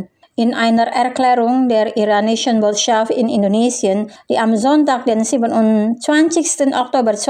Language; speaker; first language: German; non-native, fluent; Indonesian